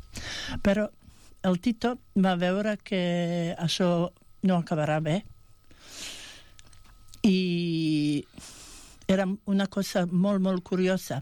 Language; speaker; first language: Catalan; non-native, fluent; Bosnian